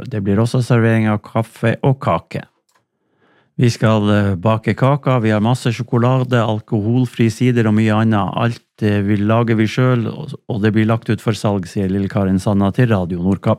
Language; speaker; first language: Norwegian; native; Norwegian